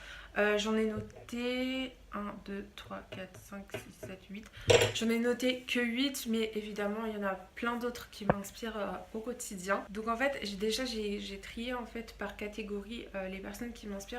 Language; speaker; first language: French; native; French